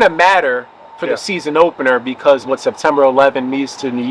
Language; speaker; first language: English; native; English